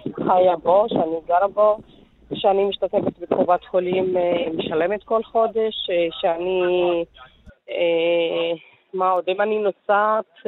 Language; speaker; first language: Hebrew; non-native, local second language; Arabic